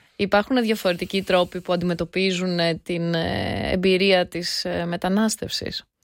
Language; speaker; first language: Greek; native; Greek